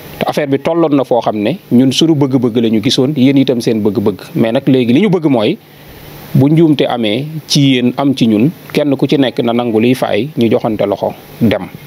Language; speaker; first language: Wolof; native; Wolof